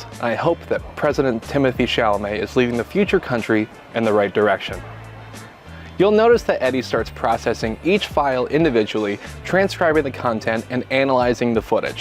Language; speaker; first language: English; native; English